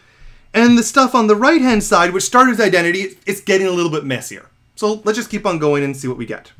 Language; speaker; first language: English; native; English